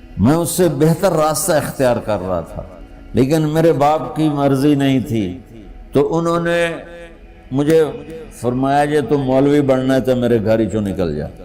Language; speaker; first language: Urdu; non-native, local second language; Punjabi